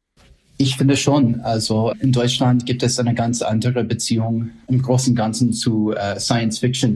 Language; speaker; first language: German; non-native, fluent; English